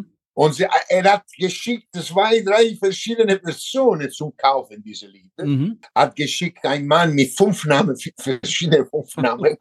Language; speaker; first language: German; non-native, learner; Italian